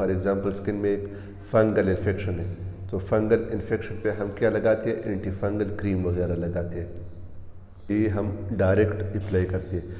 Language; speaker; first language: Urdu; non-native, local second language; Pashto